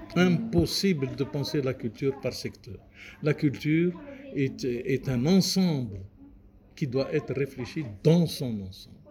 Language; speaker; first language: French; non-native, local second language; Arabic